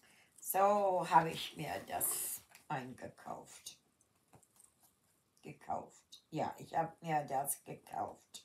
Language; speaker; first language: German; early bilingual, heritage; German